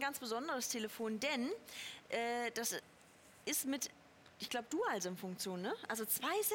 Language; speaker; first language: German; native; German